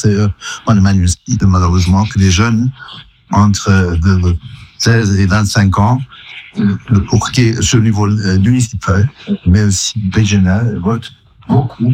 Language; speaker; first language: French; non-native, fluent; German